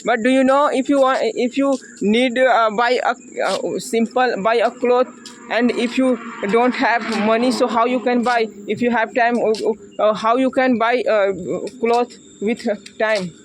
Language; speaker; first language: English; non-native, learner; Hindi